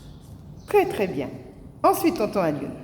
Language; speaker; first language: French; native; French